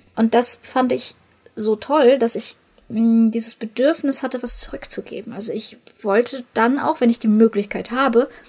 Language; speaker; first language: German; non-native, fluent; Ukrainian